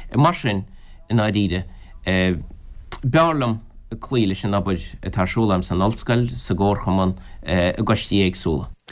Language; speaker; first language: Irish; native; Irish